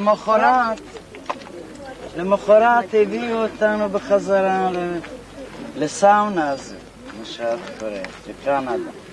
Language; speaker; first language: Hebrew; non-native, fluent; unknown